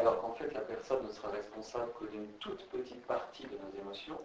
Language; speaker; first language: French; native; French